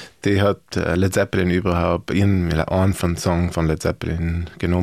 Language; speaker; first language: German; native; German